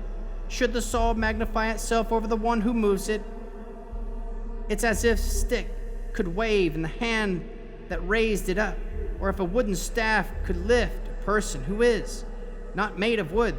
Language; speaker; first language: English; native; English